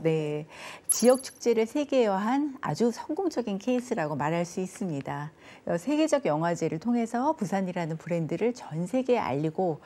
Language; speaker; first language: Korean; native; Korean